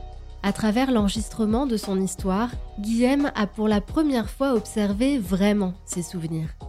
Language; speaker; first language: French; native; French